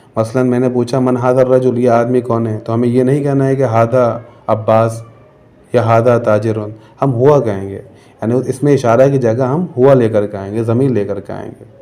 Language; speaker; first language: Urdu; native; Urdu